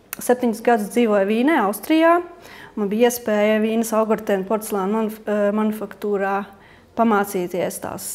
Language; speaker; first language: Latvian; native; Latvian